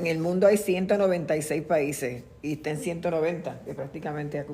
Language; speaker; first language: Spanish; native; Spanish